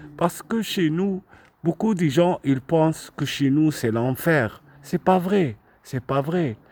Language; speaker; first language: French; non-native, local second language; Arabic